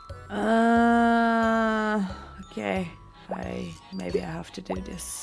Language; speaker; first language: English; non-native, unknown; Japanese